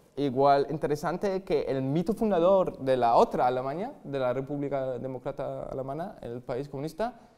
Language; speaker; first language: Spanish; non-native, fluent; German